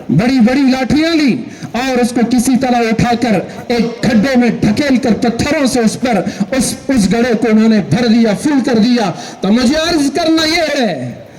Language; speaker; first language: Urdu; native; Urdu